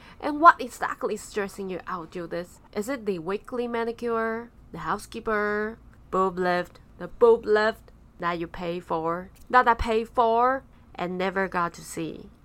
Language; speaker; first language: English; non-native, fluent; Chinese